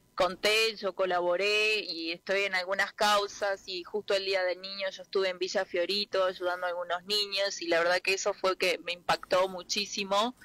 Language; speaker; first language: Spanish; native; Spanish